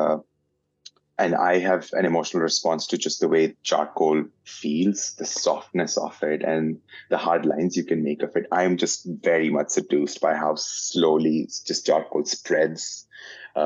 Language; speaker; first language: English; non-native, local second language; Hindi